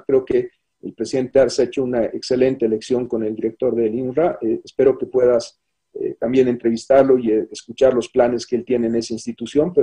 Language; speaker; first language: Spanish; native; Spanish